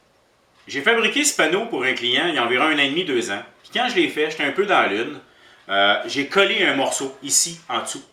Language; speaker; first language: French; native; French